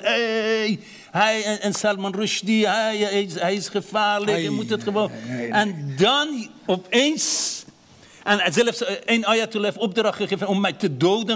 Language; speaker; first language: Dutch; non-native, fluent; Persian